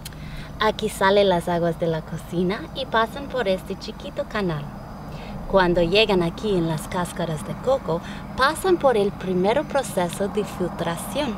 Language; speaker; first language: Spanish; non-native, learner; English